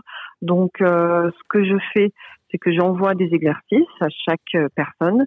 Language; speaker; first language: French; native; French